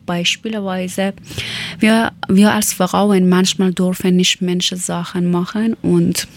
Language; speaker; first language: German; non-native, learner; Persian